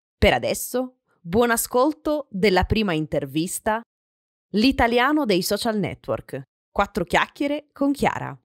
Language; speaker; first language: Italian; native; Italian